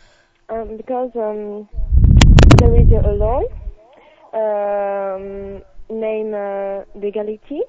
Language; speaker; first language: English; non-native, learner; French